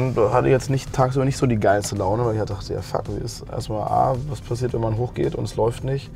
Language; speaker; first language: German; native; German